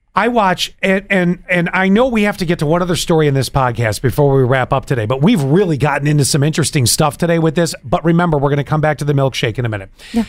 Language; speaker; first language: English; native; English